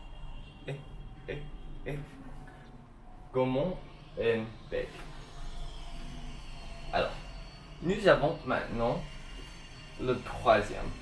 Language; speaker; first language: French; non-native, learner; Chinese